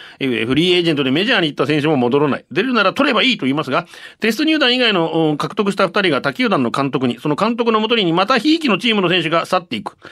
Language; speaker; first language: Japanese; native; Japanese